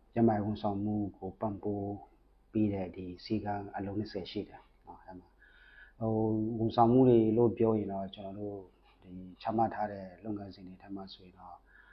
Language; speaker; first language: Burmese; non-native, local second language; S'gaw Karen